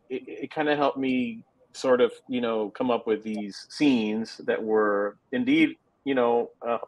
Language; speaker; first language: English; native; English